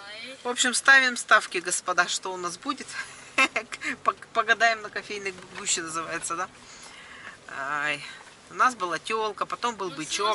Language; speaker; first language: Russian; native; Russian